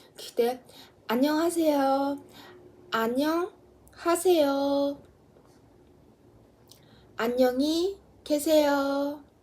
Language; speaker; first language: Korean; non-native, learner; Mongolian